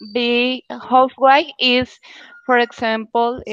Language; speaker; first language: English; non-native, learner; Spanish